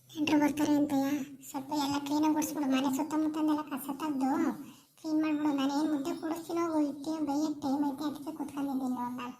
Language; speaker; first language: Kannada; native; Kannada